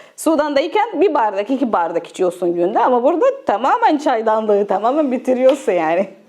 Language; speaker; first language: Turkish; non-native, fluent; Arabic